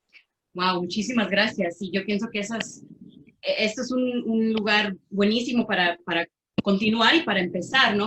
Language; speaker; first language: Spanish; early bilingual, heritage; Spanish